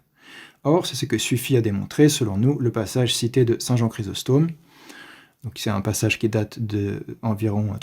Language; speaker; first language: French; native; French